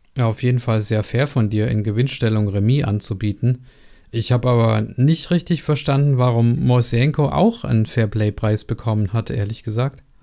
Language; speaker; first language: German; native; German